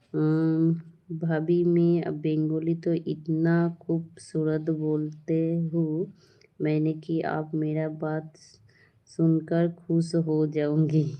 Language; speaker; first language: Hindi; non-native, learner; Bangla